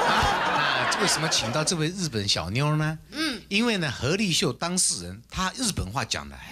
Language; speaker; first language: Chinese; native; Chinese